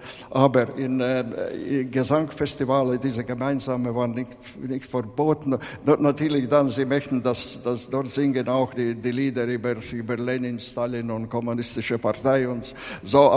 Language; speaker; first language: German; non-native, fluent; Latvian